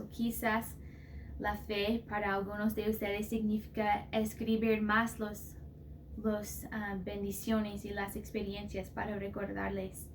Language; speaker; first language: Spanish; non-native, fluent; English